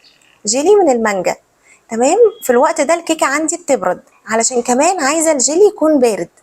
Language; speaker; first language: Arabic; native; Arabic